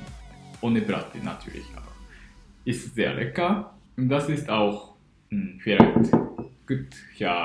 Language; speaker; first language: German; non-native, learner; Japanese